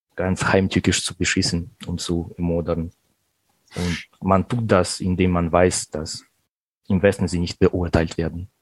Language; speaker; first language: German; non-native, fluent; Russian